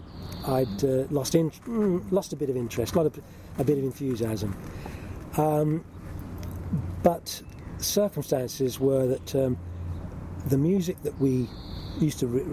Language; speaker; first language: English; native; English